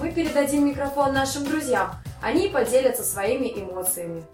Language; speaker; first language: Russian; native; Russian